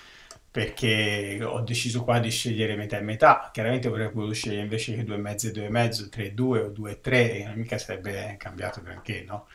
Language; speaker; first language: Italian; native; Italian